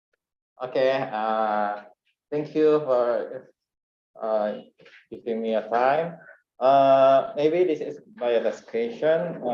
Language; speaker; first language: English; non-native, learner; Indonesian